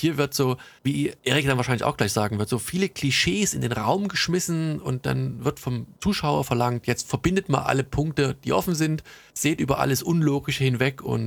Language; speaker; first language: German; native; German